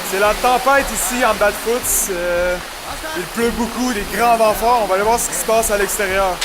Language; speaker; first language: French; native; French